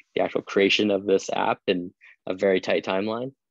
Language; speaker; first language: English; native; English